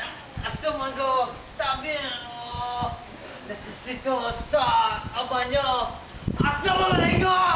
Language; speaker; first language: Spanish; non-native, learner; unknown